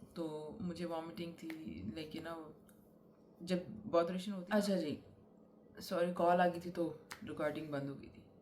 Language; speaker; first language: Urdu; native; Urdu